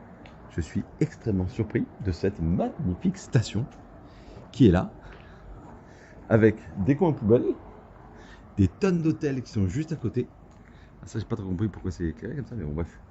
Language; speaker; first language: French; native; French